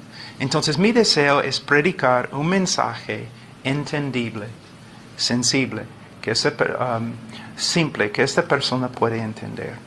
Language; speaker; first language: Spanish; non-native, fluent; English